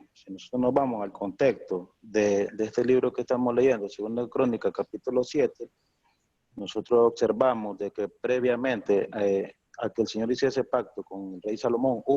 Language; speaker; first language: Spanish; native; Spanish